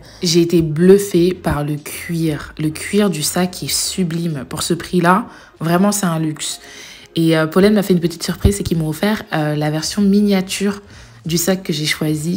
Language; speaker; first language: French; native; French